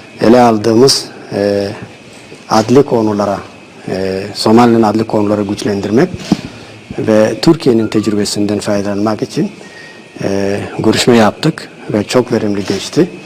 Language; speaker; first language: Turkish; non-native, fluent; Somali